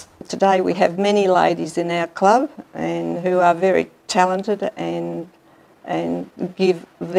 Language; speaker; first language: English; native; English